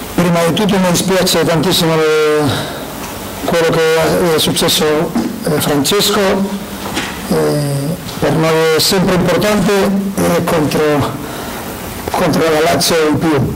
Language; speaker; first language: Italian; non-native, learner; Spanish